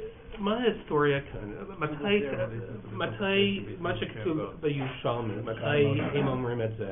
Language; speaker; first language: Hebrew; non-native, learner; English